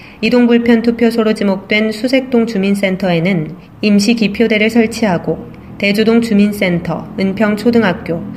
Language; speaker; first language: Korean; native; Korean